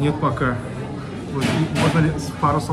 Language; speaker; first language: Russian; native; Russian